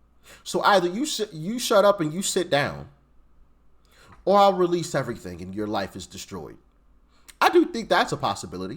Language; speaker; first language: English; native; English